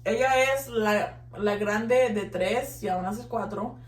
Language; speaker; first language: Spanish; early bilingual, heritage; Spanish